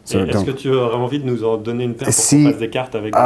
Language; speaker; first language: French; native; French